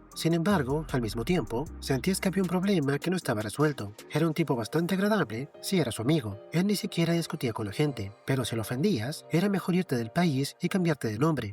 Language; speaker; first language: Spanish; native; Spanish